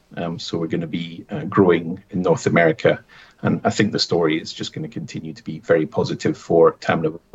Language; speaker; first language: English; native; English